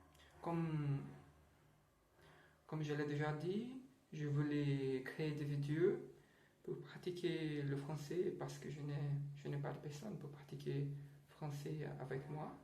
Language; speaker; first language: French; non-native, learner; Portuguese